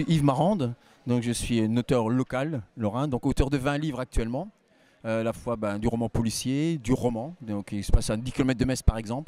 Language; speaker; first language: French; native; French